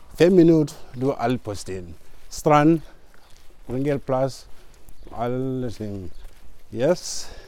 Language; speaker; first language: Danish; non-native, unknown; Mandingo